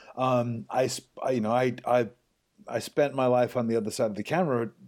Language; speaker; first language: English; native; English